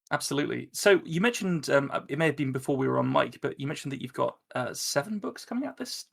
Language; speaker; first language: English; native; English